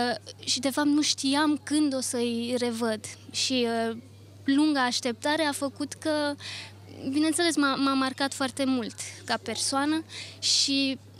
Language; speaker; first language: Romanian; early bilingual, other home language; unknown